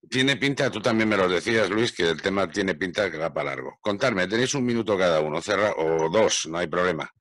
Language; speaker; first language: Spanish; native; Spanish